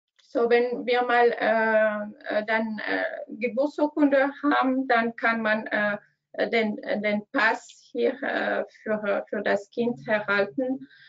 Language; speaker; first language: German; non-native, learner; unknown